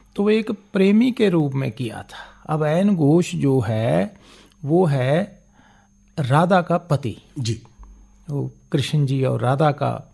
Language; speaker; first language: Hindi; non-native, local second language; Punjabi